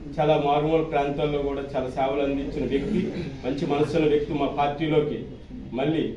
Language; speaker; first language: Telugu; native; Telugu